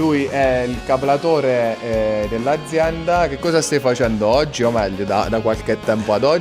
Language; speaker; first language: Italian; native; Italian